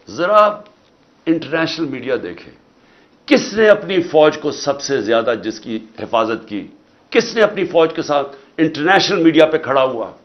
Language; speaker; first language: Urdu; native; Urdu